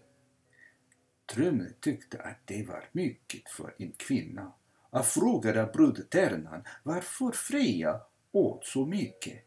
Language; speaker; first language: Swedish; non-native, fluent; English